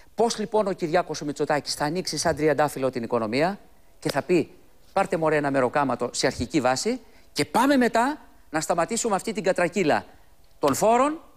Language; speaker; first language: Greek; native; Greek